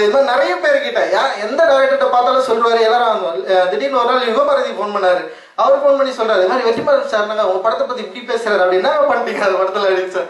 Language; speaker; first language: Tamil; native; Tamil